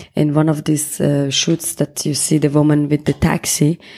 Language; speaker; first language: English; non-native, fluent; Persian